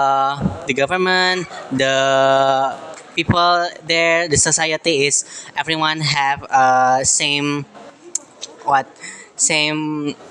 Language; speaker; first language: English; non-native, learner; Indonesian